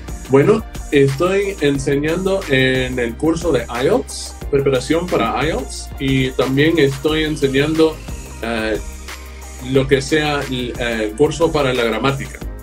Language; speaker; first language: Spanish; non-native, fluent; English